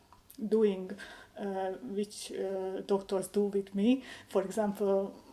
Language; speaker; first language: English; non-native, learner; Hungarian